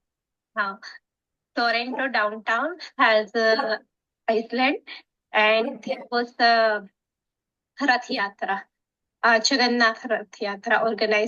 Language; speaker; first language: English; non-native, learner; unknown